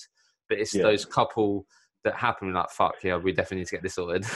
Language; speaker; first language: English; native; English